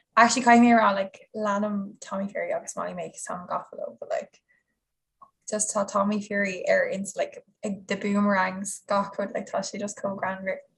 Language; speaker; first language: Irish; non-native, local second language; English